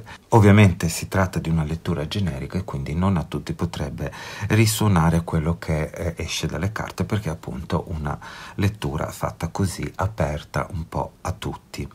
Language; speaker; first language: Italian; native; Italian